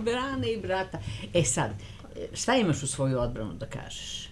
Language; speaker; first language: Croatian; native; Croatian